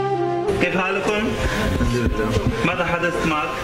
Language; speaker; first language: Arabic; non-native, learner; Urdu